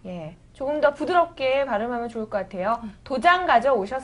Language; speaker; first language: Korean; native; Korean